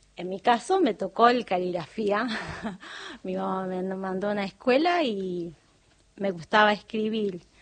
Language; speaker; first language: Spanish; non-native, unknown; Japanese